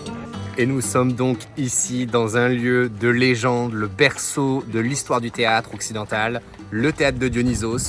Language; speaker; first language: French; native; French